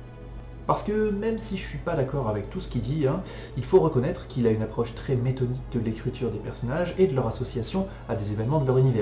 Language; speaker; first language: French; native; French